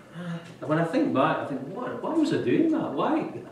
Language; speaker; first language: English; native; English